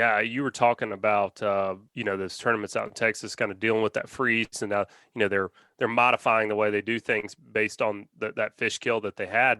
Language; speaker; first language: English; native; English